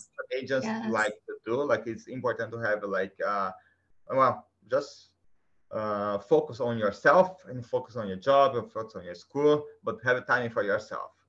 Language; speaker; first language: English; non-native, fluent; Portuguese